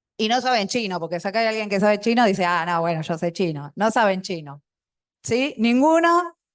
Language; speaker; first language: Spanish; non-native, local second language; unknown